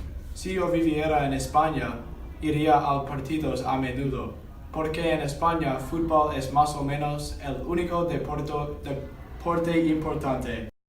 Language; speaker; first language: Spanish; non-native, learner; English